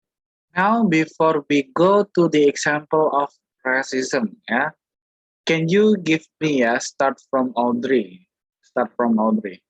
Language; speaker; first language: English; non-native, fluent; Indonesian